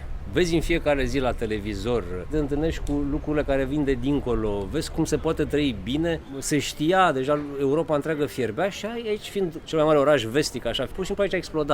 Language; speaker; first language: Romanian; native; Romanian